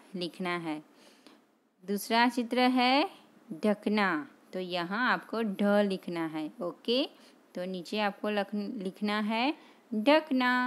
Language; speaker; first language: Hindi; non-native, local second language; Gujarati